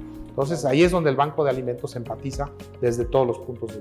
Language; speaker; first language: Spanish; native; Spanish